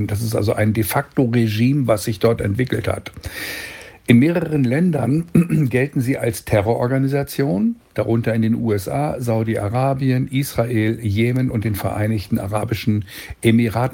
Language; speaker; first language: German; native; German